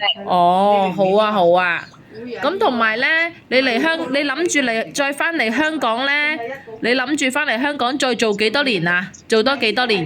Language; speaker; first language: Cantonese; native; Cantonese